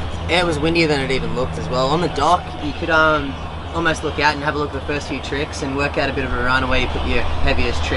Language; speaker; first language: English; native; English